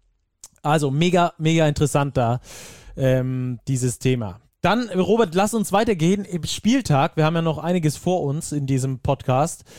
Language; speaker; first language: German; native; German